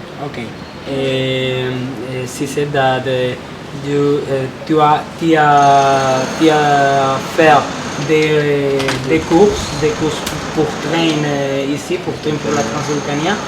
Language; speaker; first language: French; non-native, learner; Spanish